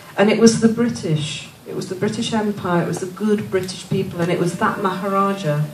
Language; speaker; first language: English; native; English